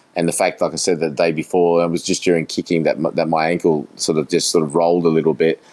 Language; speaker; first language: English; native; English